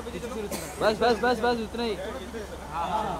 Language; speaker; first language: Hindi; native; Hindi